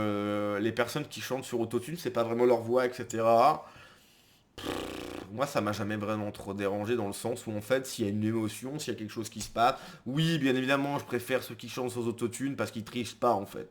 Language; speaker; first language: French; native; French